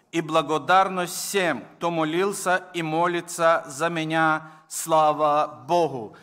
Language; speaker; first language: Russian; non-native, local second language; Ukrainian